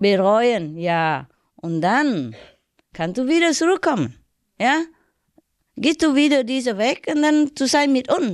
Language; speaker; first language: German; non-native, learner; Vietnamese